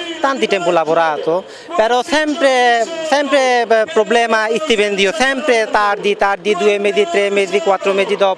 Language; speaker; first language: Italian; non-native, learner; Bangla